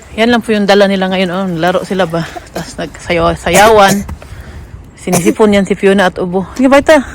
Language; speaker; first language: Filipino; non-native, local second language; Cebuano